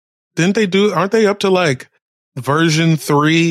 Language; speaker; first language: English; native; English